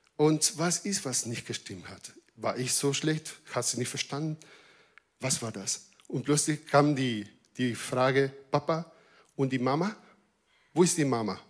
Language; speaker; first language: German; non-native, fluent; Spanish